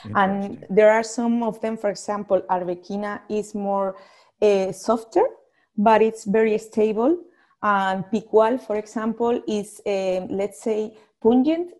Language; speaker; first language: English; non-native, fluent; Spanish